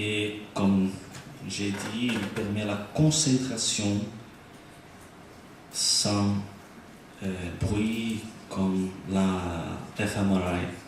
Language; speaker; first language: French; non-native, learner; Portuguese